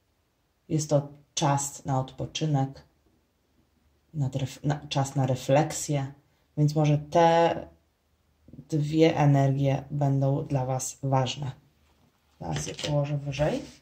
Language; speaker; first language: Polish; native; Polish